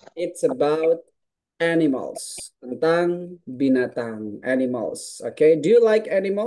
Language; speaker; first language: English; non-native, fluent; Indonesian